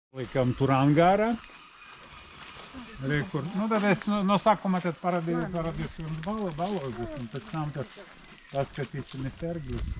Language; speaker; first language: Latvian; non-native, local second language; Russian